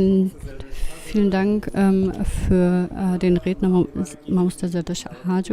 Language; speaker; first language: German; non-native, fluent; Kurdish